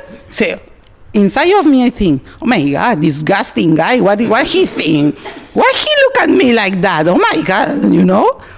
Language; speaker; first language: English; non-native, learner; Spanish